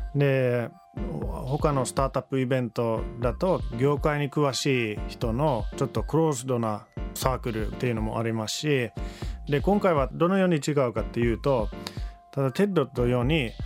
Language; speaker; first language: Japanese; non-native, fluent; Finnish